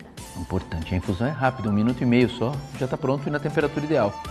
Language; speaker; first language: Portuguese; native; Portuguese